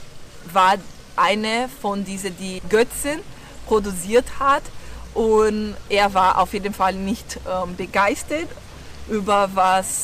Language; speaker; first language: German; non-native, fluent; Portuguese